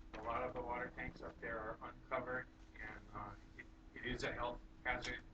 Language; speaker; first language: English; native; English